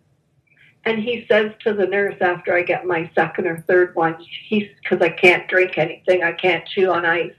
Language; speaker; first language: English; native; English